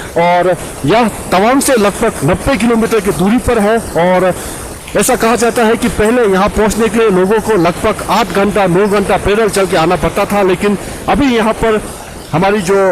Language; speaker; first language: Hindi; native; Hindi